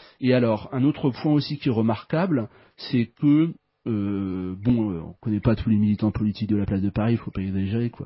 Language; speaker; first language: French; native; French